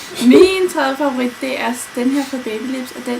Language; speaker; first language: Danish; native; Danish